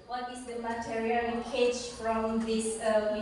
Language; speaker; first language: English; non-native, learner; Indonesian